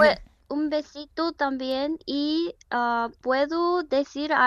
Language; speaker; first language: Spanish; non-native, learner; Korean